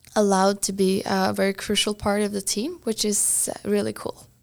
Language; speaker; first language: English; non-native, fluent; Norwegian